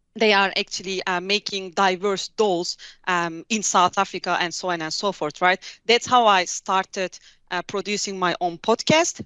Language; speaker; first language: English; non-native, fluent; Turkish